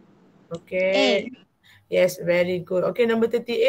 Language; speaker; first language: English; non-native, fluent; Malay